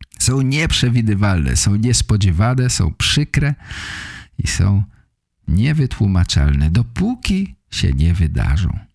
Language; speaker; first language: Polish; native; Polish